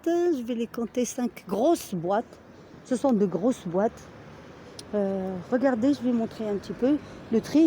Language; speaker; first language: French; non-native, local second language; Arabic